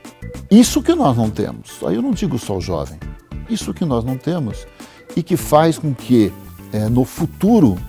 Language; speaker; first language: Portuguese; native; Portuguese